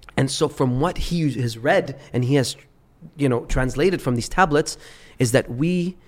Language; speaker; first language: English; early bilingual, other home language; Arabic